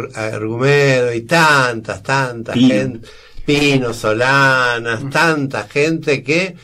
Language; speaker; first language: Spanish; native; Spanish